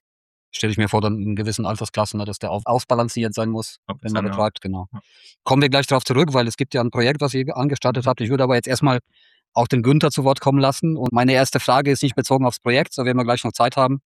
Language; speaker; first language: German; native; German